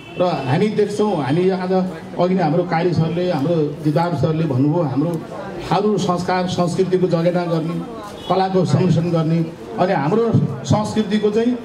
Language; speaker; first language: Nepali; non-native, local second language; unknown